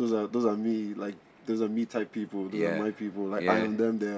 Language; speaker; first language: English; non-native, local second language; Yoruba